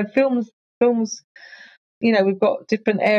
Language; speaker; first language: English; native; English